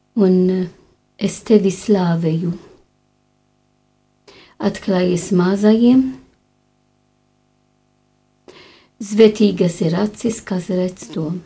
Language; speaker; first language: Latvian; non-native, fluent; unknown